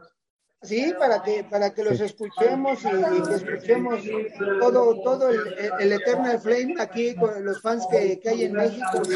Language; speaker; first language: Spanish; native; Spanish